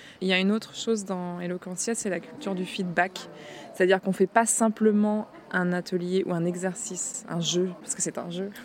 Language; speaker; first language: French; native; French